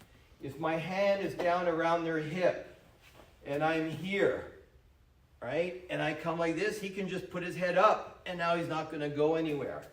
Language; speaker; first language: English; native; English